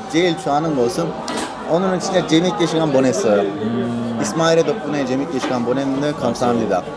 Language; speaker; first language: Korean; non-native, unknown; Turkish